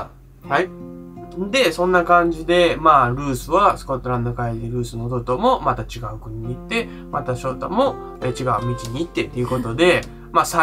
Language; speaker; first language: Japanese; native; Japanese